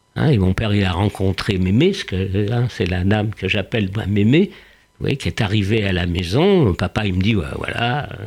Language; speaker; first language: French; early bilingual, other home language; Yiddish